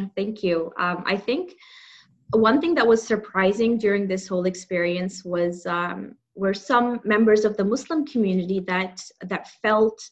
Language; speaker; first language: English; non-native, local second language; Urdu